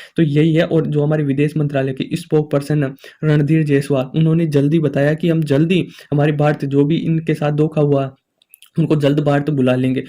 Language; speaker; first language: Hindi; native; Hindi